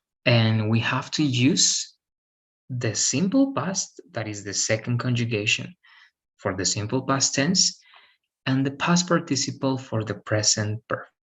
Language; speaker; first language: English; non-native, fluent; Spanish